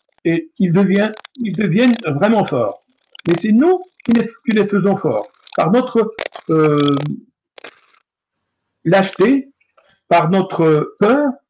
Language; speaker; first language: French; non-native, fluent; Bulgarian